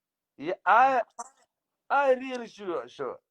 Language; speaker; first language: English; non-native, learner; Somali